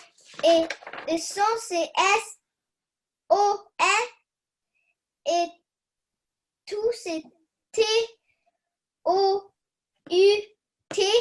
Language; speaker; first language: French; early bilingual, other home language; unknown